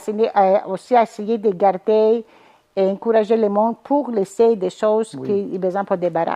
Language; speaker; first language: French; non-native, fluent; Greek